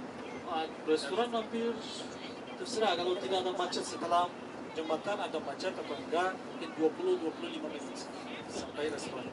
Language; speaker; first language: Indonesian; non-native, fluent; Turkish